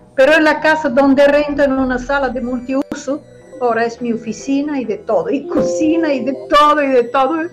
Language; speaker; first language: Spanish; non-native, fluent; Bulgarian